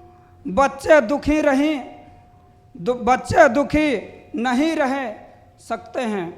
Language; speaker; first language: Hindi; native; Hindi